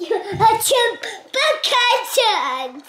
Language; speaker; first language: Russian; early bilingual, heritage; Russian